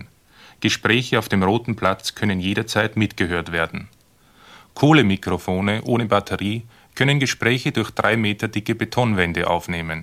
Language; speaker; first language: German; native; German